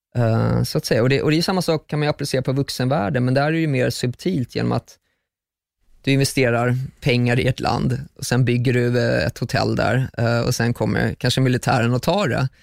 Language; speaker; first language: Swedish; early bilingual, other home language; German